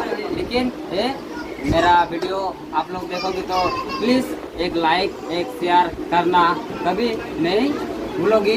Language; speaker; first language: Hindi; non-native, local second language; Santali